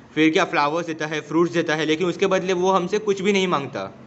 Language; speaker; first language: Hindi; non-native, local second language; Marathi